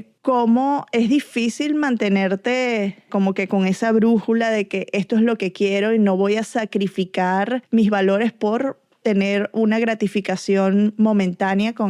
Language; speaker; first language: Spanish; native; Spanish